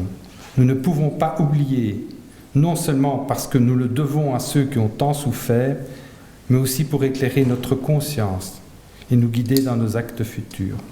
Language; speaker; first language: French; native; French